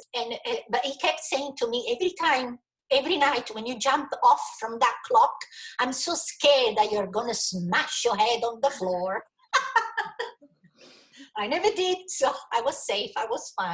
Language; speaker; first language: English; non-native, fluent; Italian